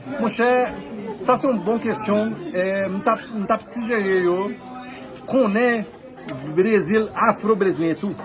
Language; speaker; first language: Haitian Creole; non-native, fluent; Portuguese